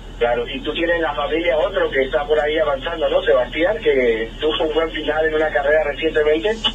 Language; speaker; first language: Spanish; native; Spanish